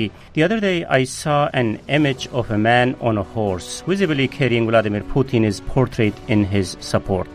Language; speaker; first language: English; non-native, fluent; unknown